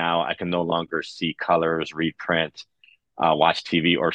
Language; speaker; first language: English; native; English